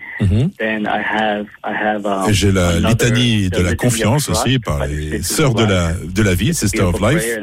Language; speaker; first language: French; non-native, fluent; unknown